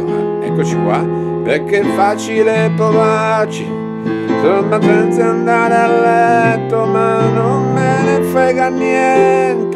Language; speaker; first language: Italian; native; Italian